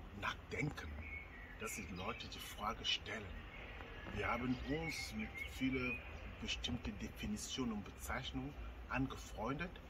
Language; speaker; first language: German; non-native, fluent; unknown